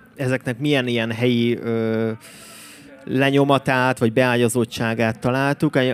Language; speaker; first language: Hungarian; native; Hungarian